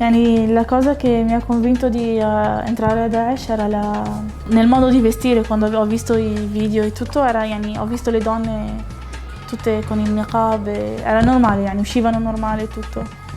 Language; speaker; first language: Italian; early bilingual, other home language; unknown